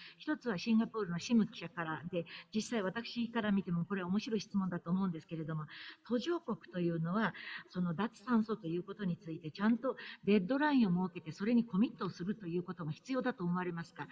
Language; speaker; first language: Japanese; native; Japanese